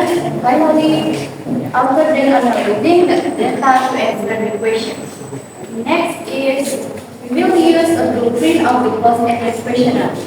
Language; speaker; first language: English; non-native, learner; Indonesian